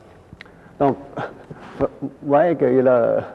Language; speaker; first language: French; non-native, fluent; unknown